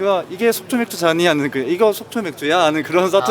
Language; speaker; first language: Korean; native; Korean